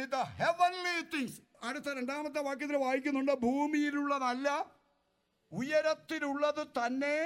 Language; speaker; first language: English; non-native, local second language; Malayalam